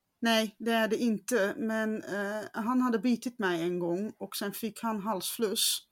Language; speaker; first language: Swedish; non-native, fluent; Dutch